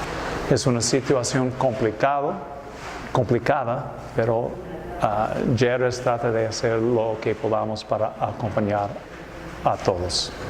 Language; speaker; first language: Spanish; non-native, fluent; English